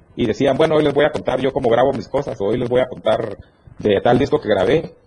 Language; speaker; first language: Spanish; native; Spanish